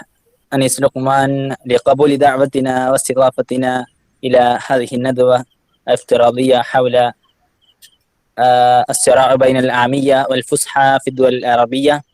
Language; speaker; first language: Arabic; non-native, fluent; Malayalam